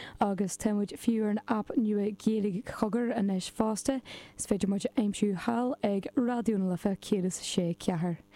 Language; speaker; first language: Irish; native; Irish